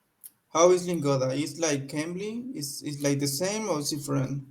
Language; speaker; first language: English; non-native, learner; Spanish